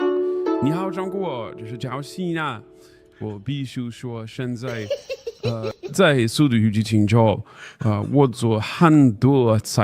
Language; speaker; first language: Chinese; non-native, learner; English